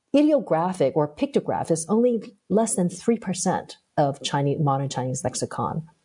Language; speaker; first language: English; early bilingual, other home language; Chinese